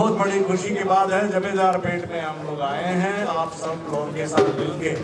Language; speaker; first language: Urdu; non-native, local second language; Telugu